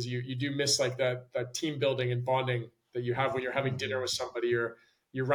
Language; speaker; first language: English; native; English